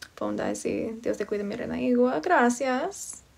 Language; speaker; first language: Spanish; non-native, fluent; English